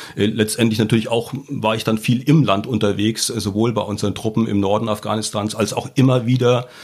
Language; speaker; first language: German; native; German